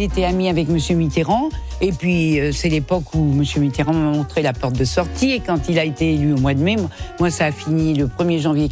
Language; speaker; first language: French; native; French